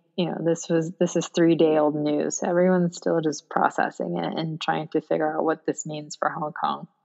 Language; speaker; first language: English; non-native, local second language; Cantonese